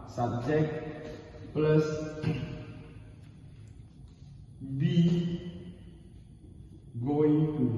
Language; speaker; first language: English; non-native, learner; Indonesian